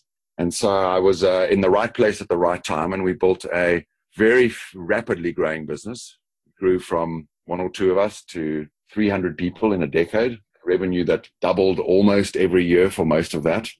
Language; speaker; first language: English; native; English